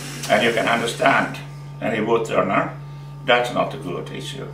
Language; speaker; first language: English; non-native, fluent; Finnish